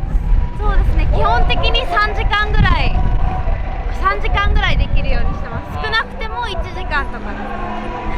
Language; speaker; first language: Japanese; native; Japanese